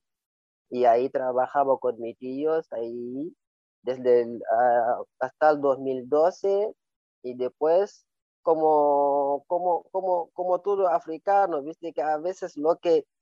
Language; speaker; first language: Spanish; non-native, learner; Wolof